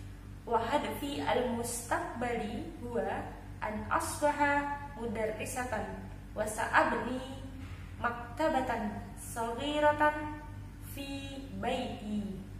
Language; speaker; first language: Arabic; non-native, learner; Indonesian